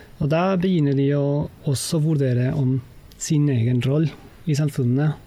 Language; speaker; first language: Norwegian; non-native, fluent; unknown